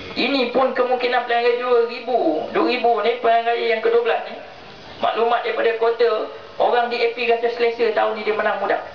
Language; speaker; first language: Malay; native; Malay